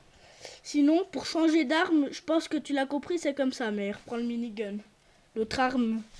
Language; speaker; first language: French; native; French